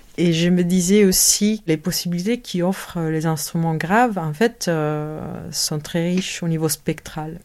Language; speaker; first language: French; non-native, fluent; Italian